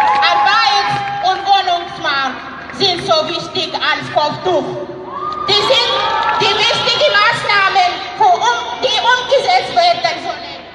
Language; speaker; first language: German; non-native, fluent; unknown